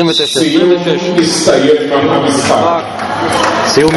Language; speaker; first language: Hebrew; native; Hebrew